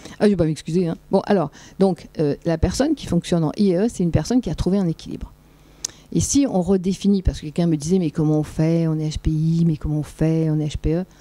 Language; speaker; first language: French; native; French